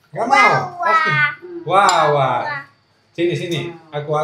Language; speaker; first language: Indonesian; non-native, learner; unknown